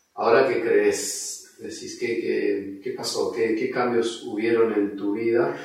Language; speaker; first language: Spanish; native; Spanish